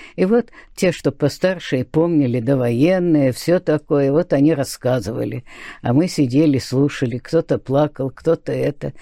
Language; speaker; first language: Russian; early bilingual, other home language; Spanish